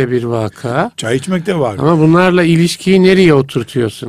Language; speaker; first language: Turkish; native; Turkish